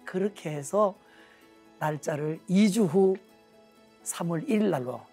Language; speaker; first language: Korean; native; Korean